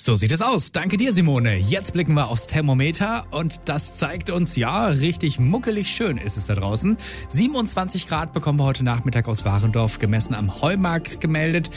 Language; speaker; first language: German; native; German